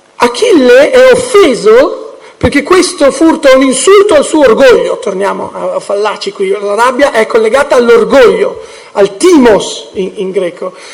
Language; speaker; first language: Italian; early bilingual, heritage; English